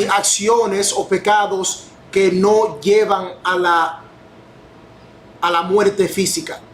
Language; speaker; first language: Spanish; non-native, fluent; English